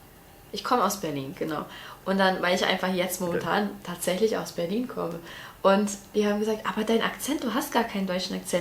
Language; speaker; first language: German; non-native, fluent; Latvian